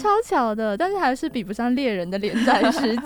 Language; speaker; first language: Chinese; native; Chinese